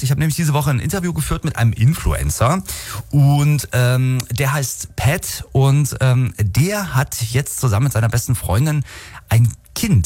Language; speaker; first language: German; native; German